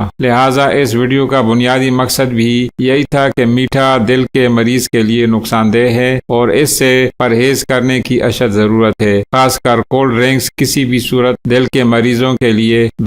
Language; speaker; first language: Urdu; native; Urdu